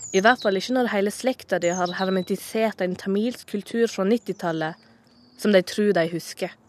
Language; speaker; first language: Norwegian; native; Norwegian